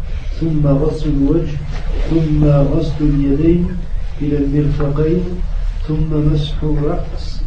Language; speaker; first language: Arabic; non-native, learner; French